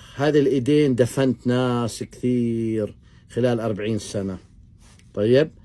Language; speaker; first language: Arabic; native; Arabic